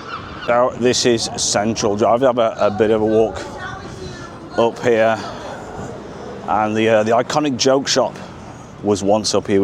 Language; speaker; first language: English; native; English